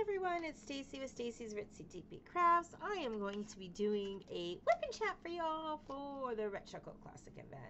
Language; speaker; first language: English; native; English